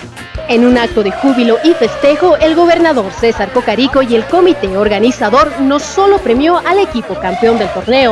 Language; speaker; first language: Spanish; native; Spanish